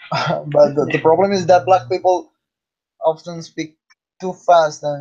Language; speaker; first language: English; non-native, learner; Spanish